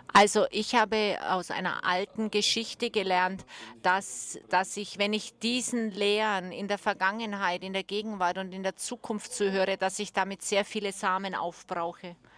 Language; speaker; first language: German; non-native, fluent; English